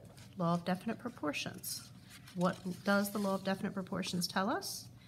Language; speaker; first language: English; native; English